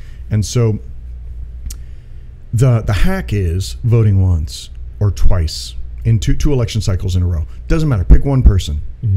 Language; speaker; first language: English; native; English